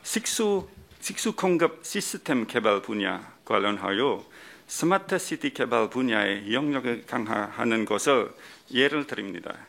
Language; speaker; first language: Korean; non-native, fluent; Indonesian